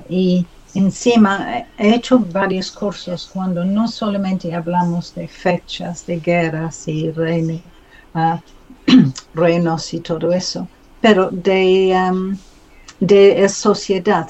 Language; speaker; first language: Spanish; non-native, learner; English